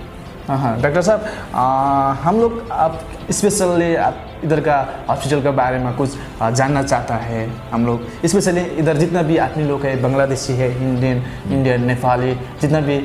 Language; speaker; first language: Hindi; non-native, learner; Nepali